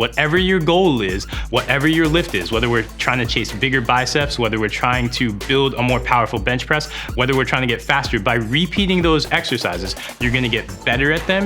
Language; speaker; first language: English; native; English